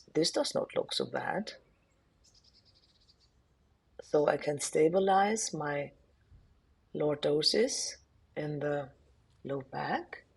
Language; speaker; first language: English; non-native, fluent; German